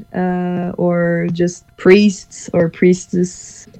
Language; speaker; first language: English; non-native, fluent; Norwegian